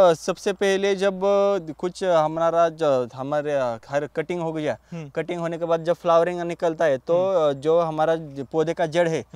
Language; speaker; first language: Hindi; non-native, local second language; Marathi